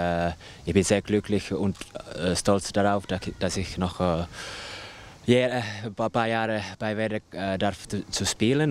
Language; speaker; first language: German; non-native, fluent; Finnish